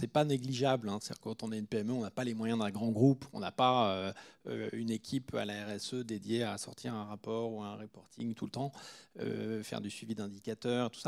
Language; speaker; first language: French; native; French